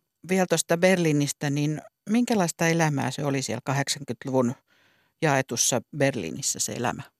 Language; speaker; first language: Finnish; native; Finnish